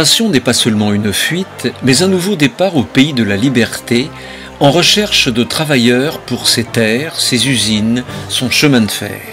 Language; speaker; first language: French; non-native, fluent; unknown